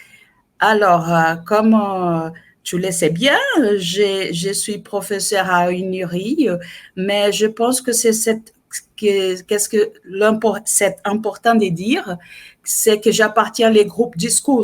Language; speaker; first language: French; non-native, fluent; Portuguese